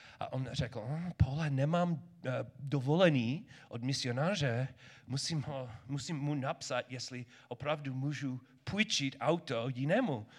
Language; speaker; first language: Czech; non-native, learner; English